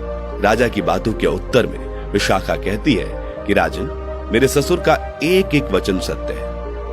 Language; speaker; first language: Hindi; native; Hindi